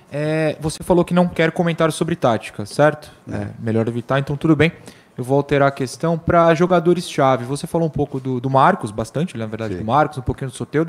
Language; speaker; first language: Portuguese; native; Portuguese